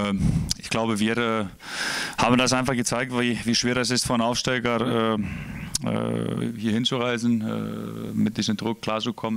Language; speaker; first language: German; non-native, fluent; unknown